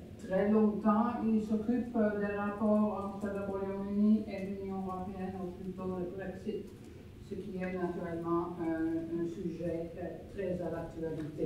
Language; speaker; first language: French; non-native, fluent; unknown